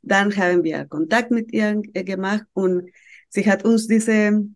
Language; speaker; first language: German; non-native, fluent; Spanish